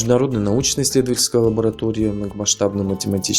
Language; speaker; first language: Russian; non-native, local second language; Yakut